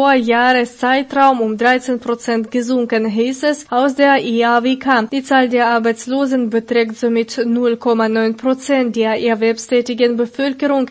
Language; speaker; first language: German; non-native, fluent; Russian